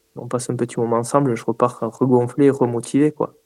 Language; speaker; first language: French; native; French